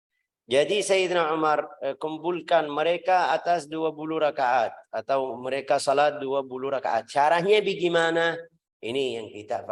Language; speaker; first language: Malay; non-native, fluent; Arabic